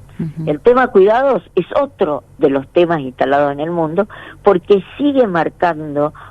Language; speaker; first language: Spanish; native; Spanish